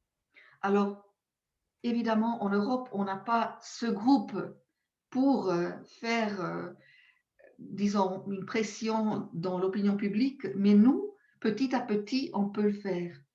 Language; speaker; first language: French; non-native, local second language; German